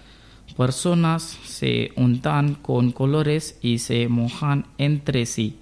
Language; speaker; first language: Spanish; non-native, learner; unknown